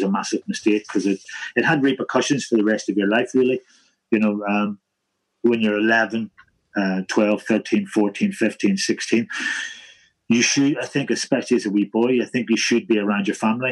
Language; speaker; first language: English; native; English